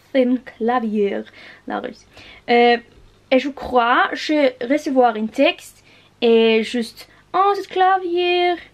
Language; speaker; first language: French; non-native, learner; English